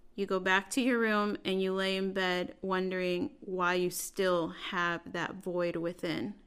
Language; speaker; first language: English; early bilingual, other home language; Spanish